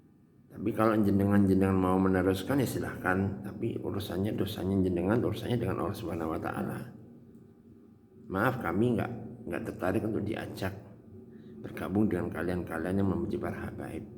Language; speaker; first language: Indonesian; native; Indonesian